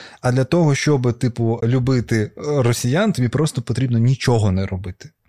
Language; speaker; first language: Ukrainian; non-native, local second language; Russian